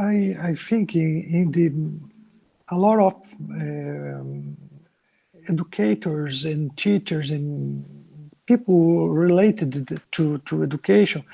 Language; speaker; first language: English; non-native, learner; Portuguese